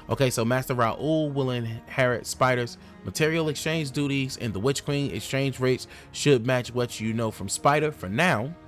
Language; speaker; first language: English; native; English